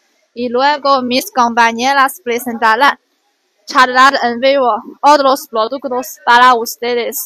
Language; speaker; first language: Spanish; non-native, learner; Chinese